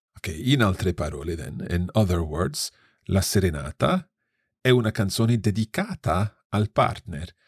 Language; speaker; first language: Italian; non-native, fluent; English